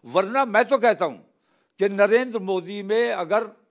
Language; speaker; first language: Hindi; native; Hindi